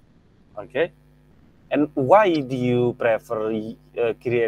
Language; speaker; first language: English; non-native, fluent; Indonesian